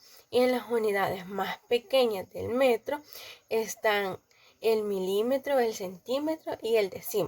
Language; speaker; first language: Spanish; native; Spanish